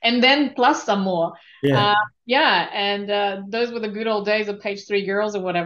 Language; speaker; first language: English; non-native, local second language; Korean